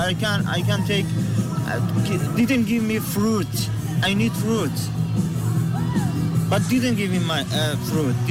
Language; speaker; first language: English; non-native, learner; Persian